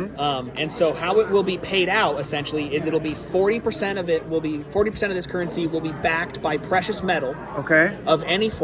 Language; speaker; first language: English; native; English